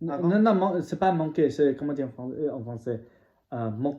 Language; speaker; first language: French; non-native, learner; English